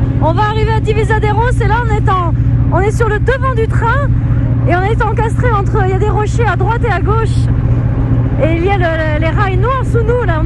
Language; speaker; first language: French; native; French